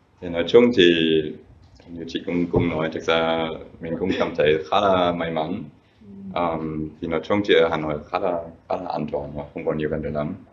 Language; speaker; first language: Vietnamese; non-native, fluent; German